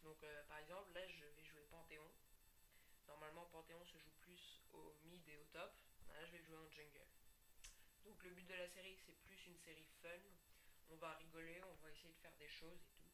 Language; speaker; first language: French; native; French